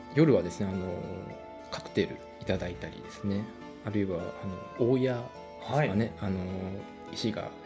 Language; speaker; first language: Japanese; native; Japanese